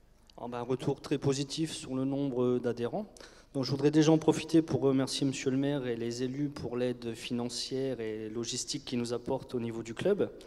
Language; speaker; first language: French; native; French